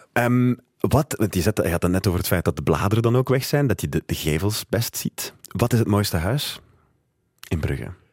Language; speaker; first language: Dutch; native; Dutch